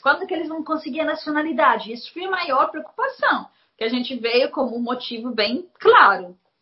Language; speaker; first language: Portuguese; non-native, fluent; Arabic